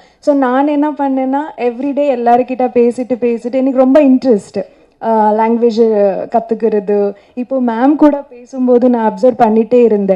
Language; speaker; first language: Tamil; non-native, learner; Kannada